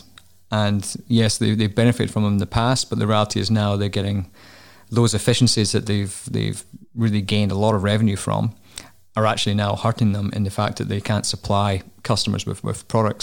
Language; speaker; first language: English; native; English